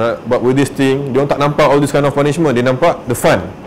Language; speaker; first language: English; non-native, local second language; Malay